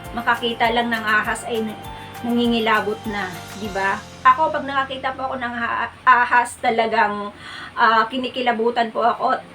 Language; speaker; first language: Filipino; non-native, local second language; Cebuano